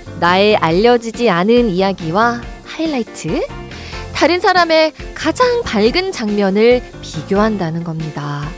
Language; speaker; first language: Korean; native; Korean